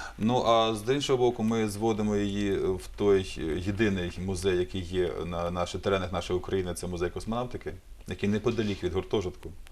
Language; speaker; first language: Ukrainian; native; Ukrainian